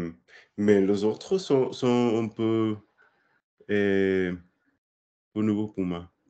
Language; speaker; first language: French; non-native, learner; English